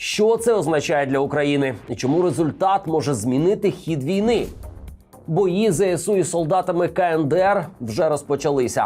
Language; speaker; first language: Ukrainian; native; Ukrainian